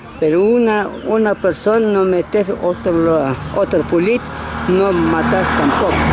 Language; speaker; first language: Spanish; non-native, local second language; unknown